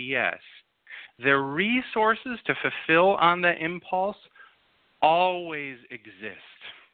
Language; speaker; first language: English; native; English